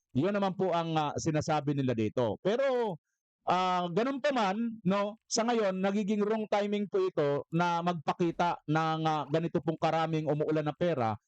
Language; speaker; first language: Filipino; non-native, local second language; Waray